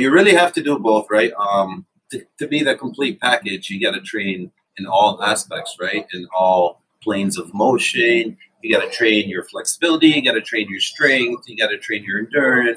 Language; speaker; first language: English; non-native, fluent; Arabic